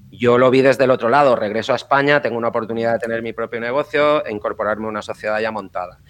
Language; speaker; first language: Spanish; native; Spanish